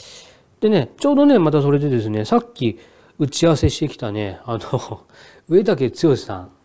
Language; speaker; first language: Japanese; native; Japanese